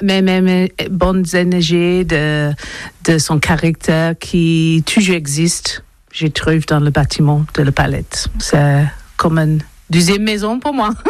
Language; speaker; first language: French; non-native, learner; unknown